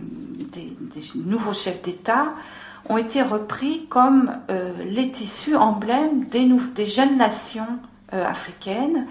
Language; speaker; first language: French; native; French